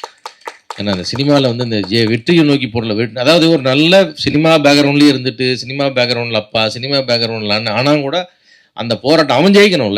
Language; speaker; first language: Tamil; native; Tamil